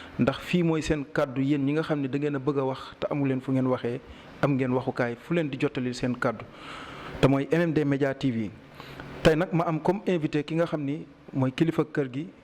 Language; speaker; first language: Wolof; native; Wolof